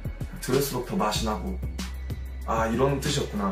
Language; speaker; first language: Korean; native; Korean